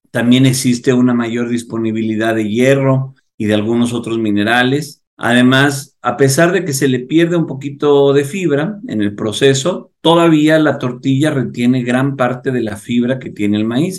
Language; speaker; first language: Spanish; native; Spanish